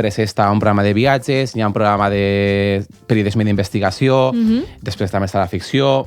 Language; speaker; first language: Catalan; native; Catalan